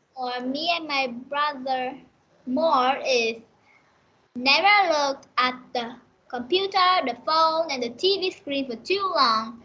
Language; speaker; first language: English; non-native, learner; Vietnamese